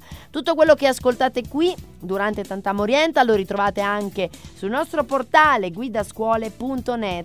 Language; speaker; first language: Italian; native; Italian